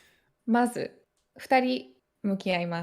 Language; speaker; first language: Japanese; native; Japanese